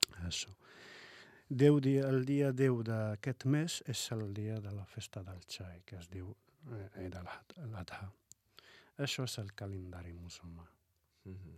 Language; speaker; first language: Catalan; non-native, fluent; Arabic